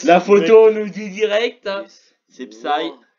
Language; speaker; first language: French; native; French